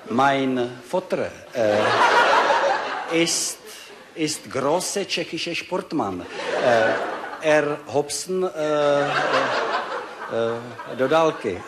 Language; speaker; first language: German; non-native, learner; Czech